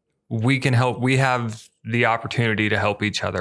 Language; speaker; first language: English; native; English